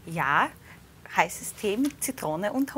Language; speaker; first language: German; non-native, fluent; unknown